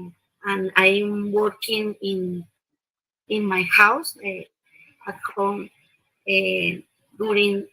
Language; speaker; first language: English; non-native, learner; Spanish